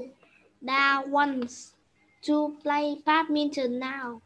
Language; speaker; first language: English; non-native, learner; Vietnamese